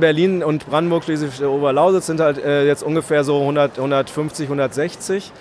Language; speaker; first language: German; native; German